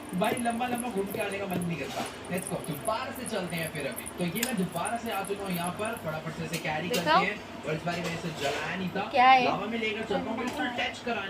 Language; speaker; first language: Hindi; native; Hindi